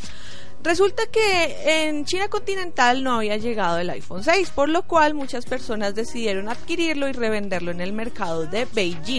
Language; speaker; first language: Spanish; native; Spanish